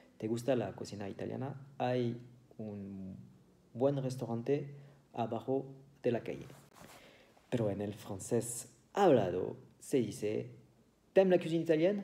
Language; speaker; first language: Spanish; non-native, fluent; French